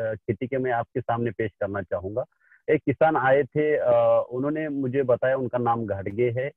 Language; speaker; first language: Hindi; non-native, local second language; Marathi